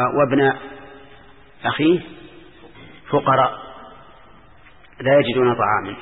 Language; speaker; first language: Arabic; native; Arabic